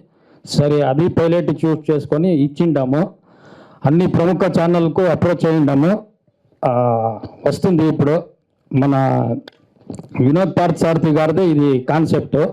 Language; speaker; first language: Telugu; non-native, learner; Kannada